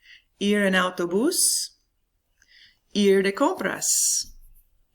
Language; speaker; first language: Spanish; non-native, fluent; English